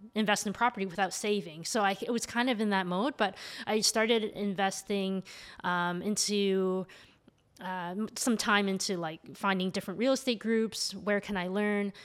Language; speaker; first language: English; native; English